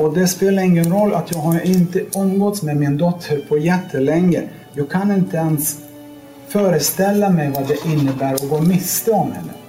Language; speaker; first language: Swedish; non-native, learner; Lithuanian